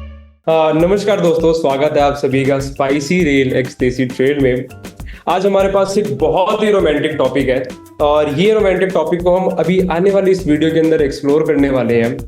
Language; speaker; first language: Hindi; native; Hindi